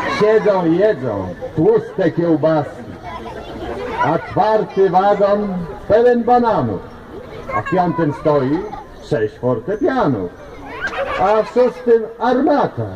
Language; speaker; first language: Polish; native; Polish